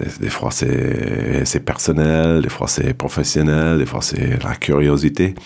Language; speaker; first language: French; non-native, fluent; English